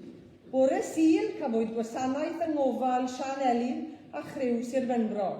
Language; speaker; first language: Welsh; native; Welsh